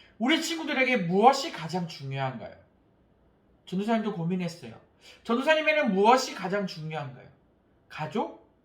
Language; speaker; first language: Korean; native; Korean